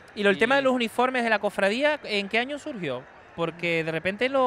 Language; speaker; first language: Spanish; native; Spanish